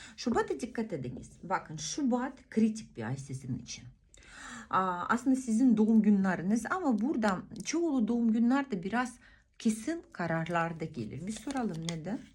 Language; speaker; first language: Turkish; non-native, fluent; Russian